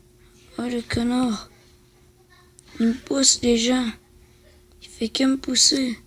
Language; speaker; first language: French; native; French